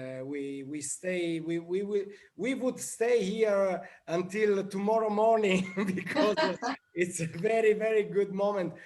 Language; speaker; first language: English; non-native, learner; Italian